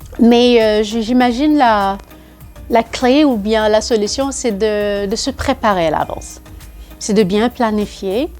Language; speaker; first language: French; non-native, local second language; Wolof